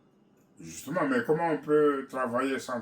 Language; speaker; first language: French; non-native, local second language; Kongo